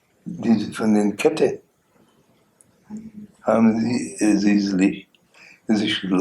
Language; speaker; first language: German; non-native, learner; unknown